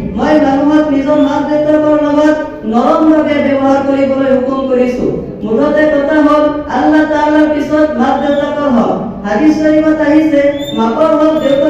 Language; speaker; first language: Assamese; non-native, local second language; Bangla